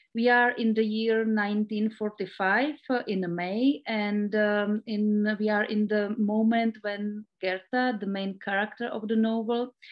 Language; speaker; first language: English; non-native, fluent; Czech